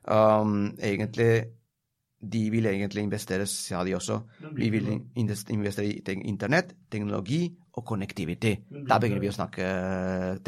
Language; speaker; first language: Norwegian; non-native, fluent; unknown